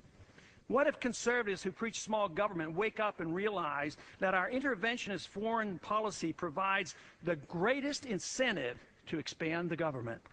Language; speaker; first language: English; native; English